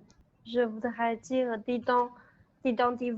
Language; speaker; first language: French; non-native, learner; Chinese